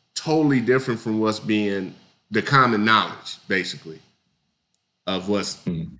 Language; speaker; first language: English; native; English